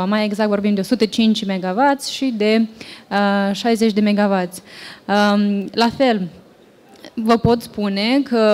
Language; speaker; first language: Romanian; native; Romanian